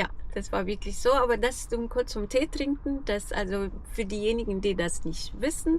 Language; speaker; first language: German; non-native, fluent; Arabic